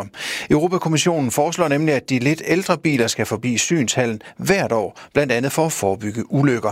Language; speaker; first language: Danish; native; Danish